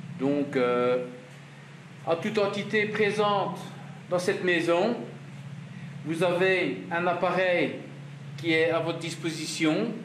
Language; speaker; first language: French; native; French